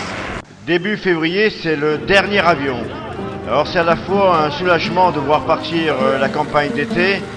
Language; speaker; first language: French; native; French